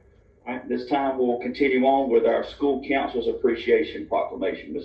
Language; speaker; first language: English; native; English